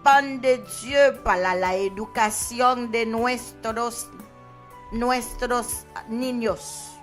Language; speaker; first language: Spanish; non-native, learner; Haitian Creole